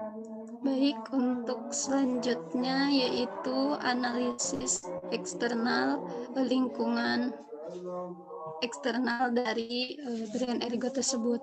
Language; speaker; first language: Indonesian; native; Indonesian